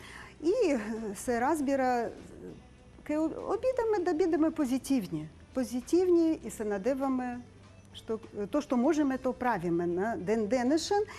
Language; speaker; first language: Macedonian; non-native, learner; Ukrainian